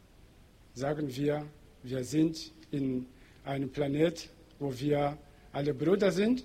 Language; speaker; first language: German; non-native, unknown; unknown